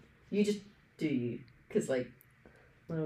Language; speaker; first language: English; early bilingual, other home language; Arabic